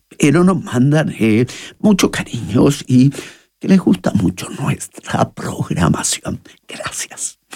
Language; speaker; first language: Spanish; native; Spanish